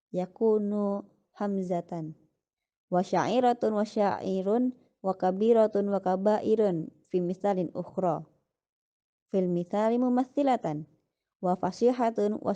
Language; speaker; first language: Arabic; non-native, learner; Indonesian